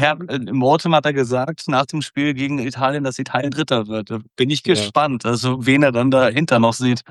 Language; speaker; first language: German; native; German